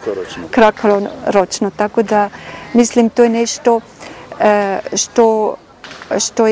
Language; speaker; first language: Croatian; non-native, fluent; German